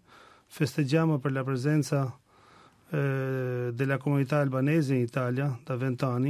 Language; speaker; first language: Italian; non-native, fluent; Albanian